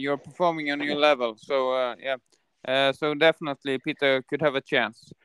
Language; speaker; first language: English; non-native, fluent; Norwegian